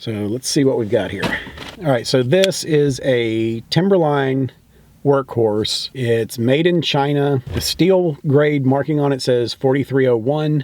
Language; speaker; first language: English; native; English